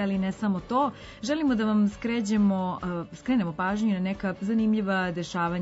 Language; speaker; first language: Serbian; native; Serbian